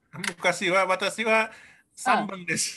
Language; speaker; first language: Japanese; non-native, learner; Indonesian